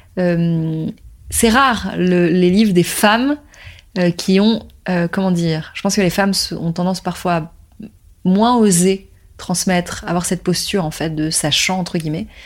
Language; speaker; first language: French; native; French